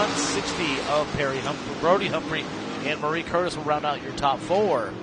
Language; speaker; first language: English; native; English